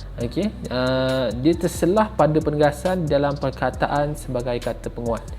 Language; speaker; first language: Malay; native; Malay